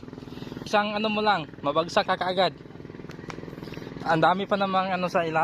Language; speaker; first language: Filipino; native; Filipino